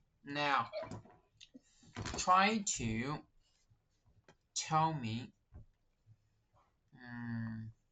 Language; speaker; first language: English; non-native, fluent; Chinese